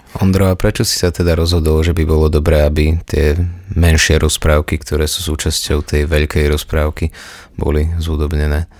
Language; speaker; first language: Slovak; native; Slovak